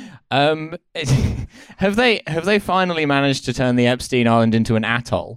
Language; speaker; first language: English; native; English